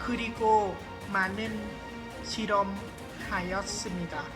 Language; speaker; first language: Korean; non-native, learner; Lao